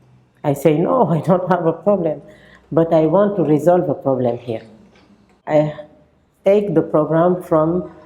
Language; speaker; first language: English; non-native, local second language; French